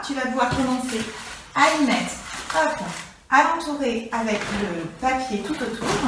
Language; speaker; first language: French; native; French